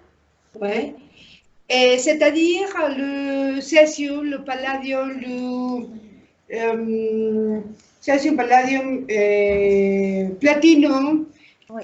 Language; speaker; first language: French; non-native, learner; Spanish